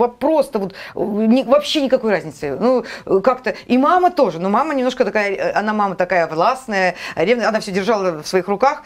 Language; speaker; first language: Russian; native; Russian